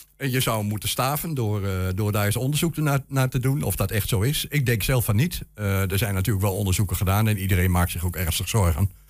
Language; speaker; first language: Dutch; native; Dutch